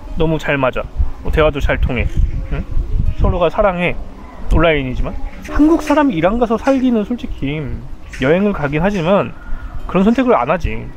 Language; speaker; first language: Korean; native; Korean